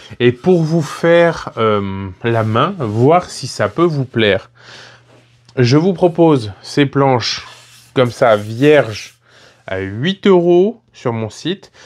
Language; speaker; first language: French; native; French